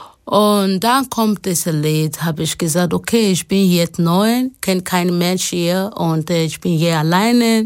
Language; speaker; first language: German; non-native, learner; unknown